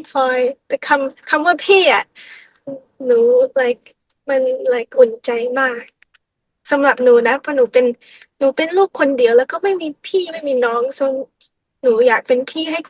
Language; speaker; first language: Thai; early bilingual, heritage; Thai